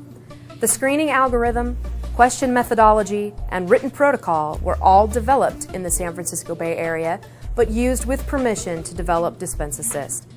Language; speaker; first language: English; native; English